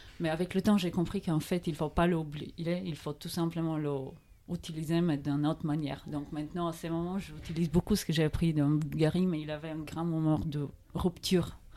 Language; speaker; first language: French; non-native, fluent; Bulgarian